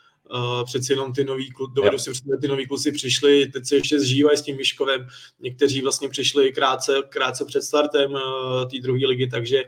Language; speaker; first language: Czech; native; Czech